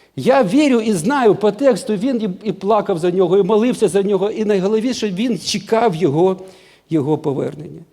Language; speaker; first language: Ukrainian; non-native, local second language; Russian